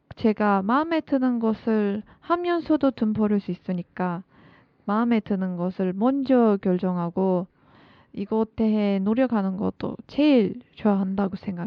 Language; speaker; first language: Korean; non-native, learner; Turkish